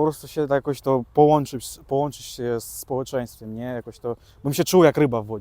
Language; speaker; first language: Polish; early bilingual, other home language; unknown